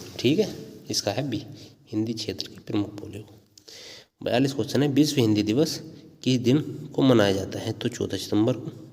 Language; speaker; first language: Hindi; native; Hindi